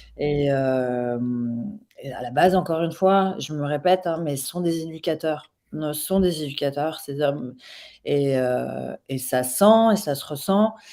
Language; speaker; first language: French; non-native, learner; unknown